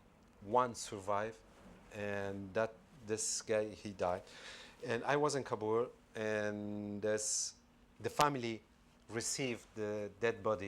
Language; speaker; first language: English; non-native, fluent; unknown